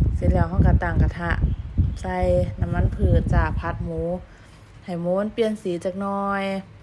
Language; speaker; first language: Thai; native; Thai